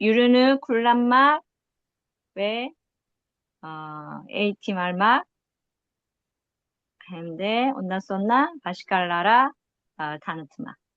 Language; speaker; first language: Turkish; non-native, learner; Korean